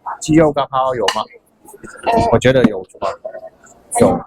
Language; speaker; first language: Chinese; non-native, learner; Thai